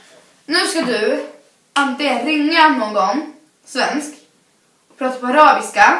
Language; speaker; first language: Swedish; early bilingual, other home language; Arabic